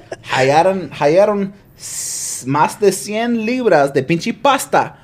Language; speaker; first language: Spanish; early bilingual, other home language; English